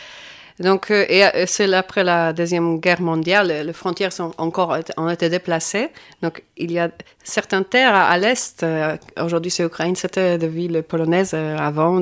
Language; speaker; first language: French; non-native, fluent; Polish